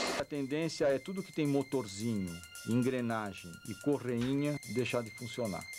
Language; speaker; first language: Portuguese; native; Portuguese